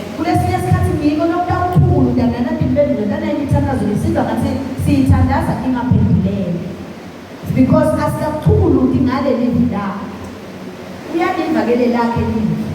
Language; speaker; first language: Zulu; non-native, local second language; Swati